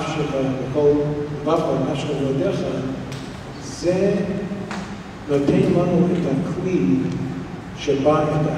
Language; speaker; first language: Hebrew; non-native, fluent; English